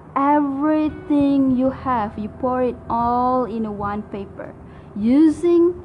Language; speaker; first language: English; non-native, local second language; Malay